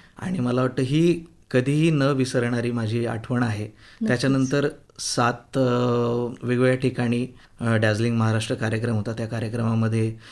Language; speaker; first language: Marathi; native; Marathi